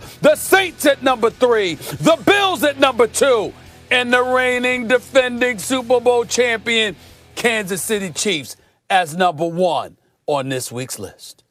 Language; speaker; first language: English; native; English